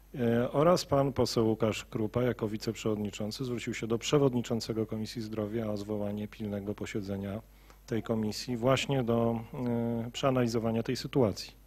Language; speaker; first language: Polish; native; Polish